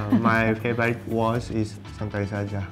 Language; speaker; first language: English; non-native, learner; Japanese